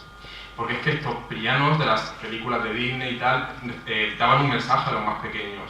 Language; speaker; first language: Spanish; native; Spanish